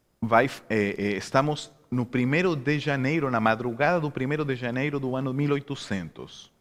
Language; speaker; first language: Portuguese; non-native, fluent; Spanish